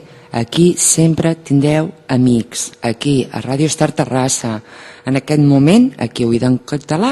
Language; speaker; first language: Catalan; native; Catalan